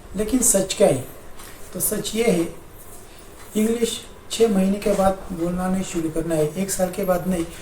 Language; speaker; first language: Hindi; non-native, local second language; Marathi